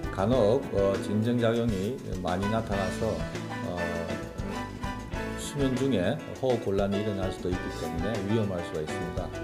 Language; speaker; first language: Korean; native; Korean